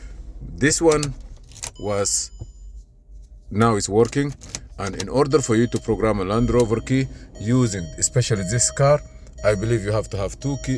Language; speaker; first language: English; non-native, fluent; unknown